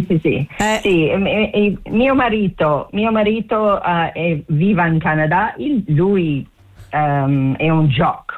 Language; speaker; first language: Italian; non-native, learner; English